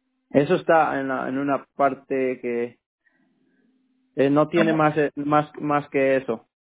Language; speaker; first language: Spanish; native; Spanish